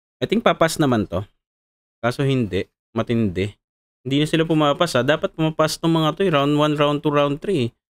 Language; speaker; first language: Filipino; native; Filipino